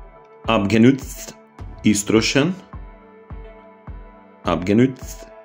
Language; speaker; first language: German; non-native, fluent; Macedonian